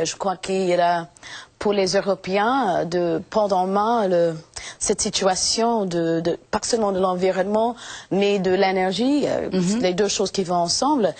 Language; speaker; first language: French; non-native, fluent; English